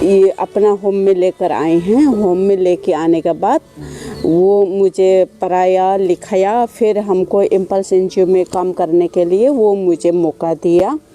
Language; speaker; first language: Hindi; non-native, local second language; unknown